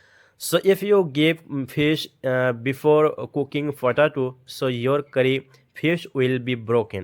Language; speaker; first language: English; non-native, learner; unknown